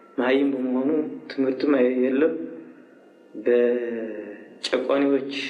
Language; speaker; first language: Amharic; non-native, local second language; Tigrinya